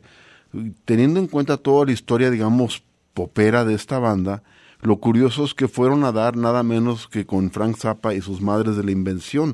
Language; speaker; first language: Spanish; native; Spanish